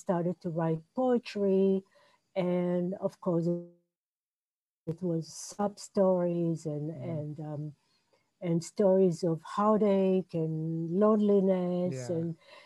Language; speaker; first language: English; non-native, fluent; Hebrew